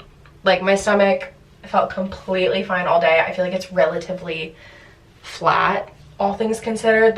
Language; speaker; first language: English; native; English